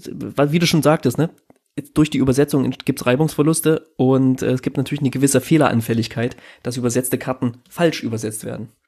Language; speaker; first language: German; native; German